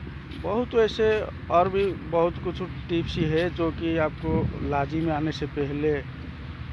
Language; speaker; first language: Hindi; non-native, local second language; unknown